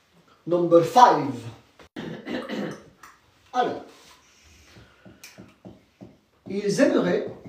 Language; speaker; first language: French; native; French